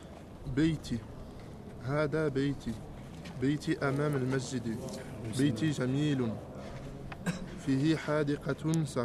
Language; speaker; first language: Arabic; non-native, learner; French